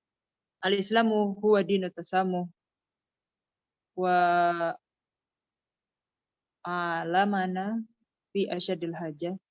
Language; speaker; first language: Arabic; non-native, fluent; Indonesian